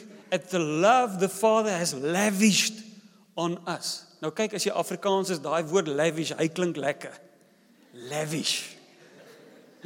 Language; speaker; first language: English; non-native, local second language; Afrikaans